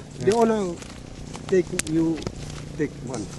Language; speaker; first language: English; non-native, learner; Indonesian